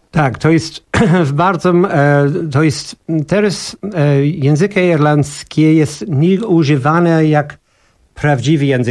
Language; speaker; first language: Polish; non-native, learner; English